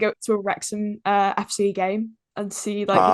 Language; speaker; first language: English; native; English